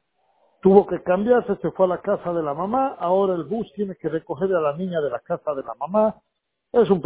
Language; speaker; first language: Spanish; native; Spanish